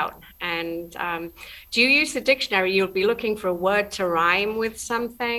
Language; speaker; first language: English; native; English